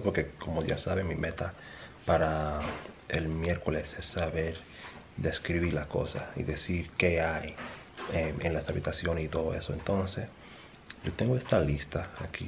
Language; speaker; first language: Spanish; early bilingual, heritage; Spanish